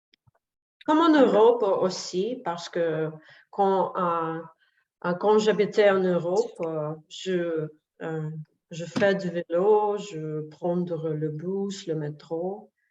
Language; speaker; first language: French; non-native, learner; Russian